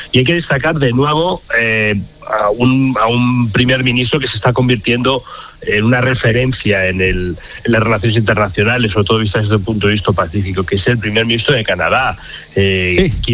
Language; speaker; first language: Spanish; native; Spanish